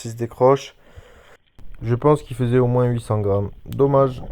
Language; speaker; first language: French; native; French